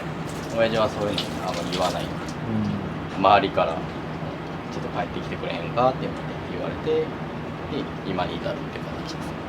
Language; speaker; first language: Japanese; native; Japanese